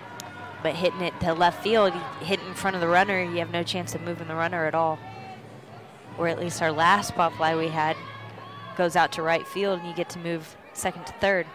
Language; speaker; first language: English; native; English